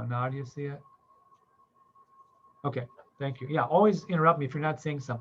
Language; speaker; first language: English; native; English